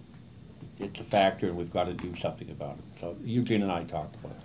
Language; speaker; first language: English; native; English